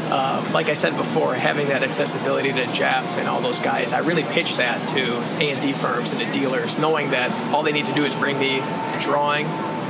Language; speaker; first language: English; native; English